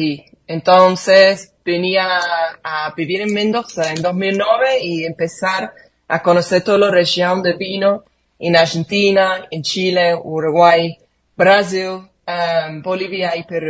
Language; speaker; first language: Portuguese; non-native, fluent; English